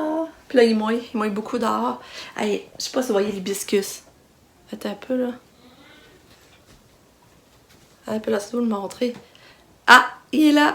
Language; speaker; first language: French; native; French